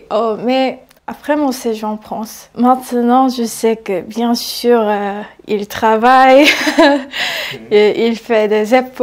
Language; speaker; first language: French; non-native, learner; Korean